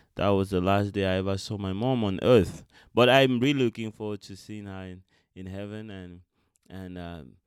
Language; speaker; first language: English; non-native, local second language; Yoruba